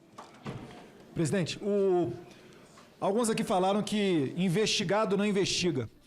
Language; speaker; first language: Portuguese; native; Portuguese